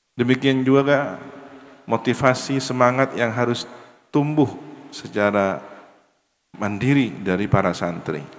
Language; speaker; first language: Malay; non-native, local second language; Madurese